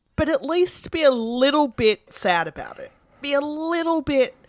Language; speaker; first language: English; native; English